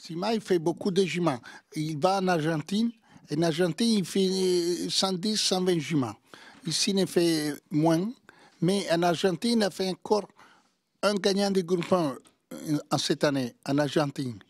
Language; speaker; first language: French; non-native, learner; Italian